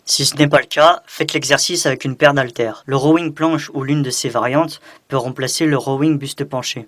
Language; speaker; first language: French; native; French